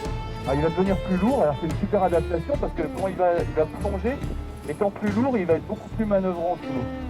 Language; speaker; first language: French; native; French